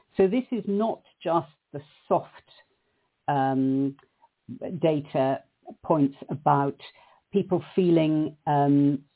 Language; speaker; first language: English; native; English